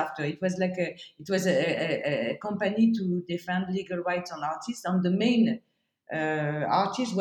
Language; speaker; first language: English; non-native, fluent; French